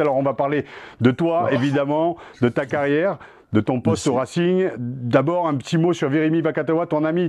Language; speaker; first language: French; native; French